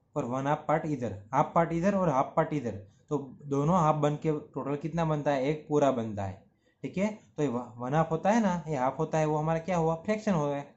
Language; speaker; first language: Hindi; non-native, local second language; Gujarati